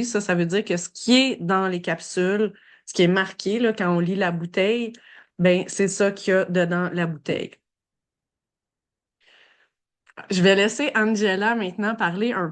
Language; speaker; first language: French; native; French